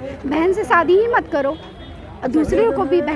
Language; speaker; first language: Hindi; native; Hindi